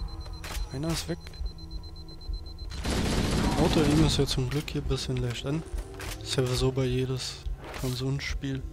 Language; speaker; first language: German; native; German